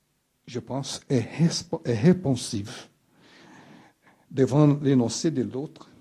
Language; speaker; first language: French; non-native, fluent; Portuguese